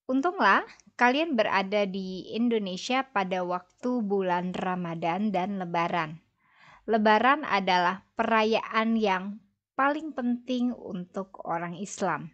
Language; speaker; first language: Indonesian; native; Indonesian